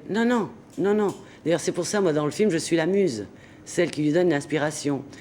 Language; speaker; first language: French; native; French